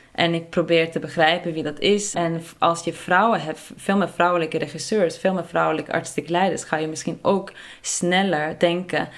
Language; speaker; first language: Dutch; non-native, fluent; Norwegian